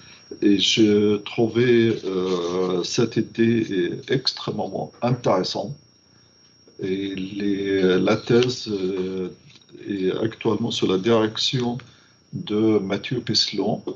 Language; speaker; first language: French; non-native, fluent; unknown